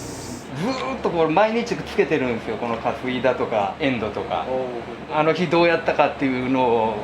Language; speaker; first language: Japanese; native; Japanese